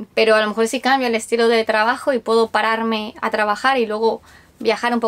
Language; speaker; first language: Spanish; native; Spanish